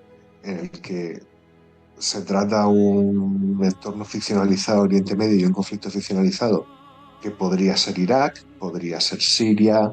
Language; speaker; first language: Spanish; native; Spanish